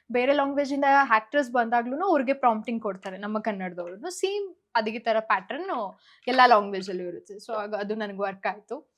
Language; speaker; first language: Kannada; native; Kannada